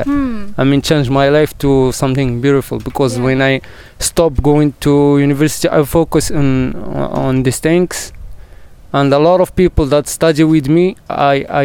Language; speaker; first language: English; non-native, learner; Arabic